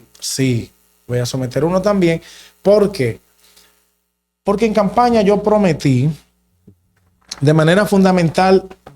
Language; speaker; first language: Spanish; native; Spanish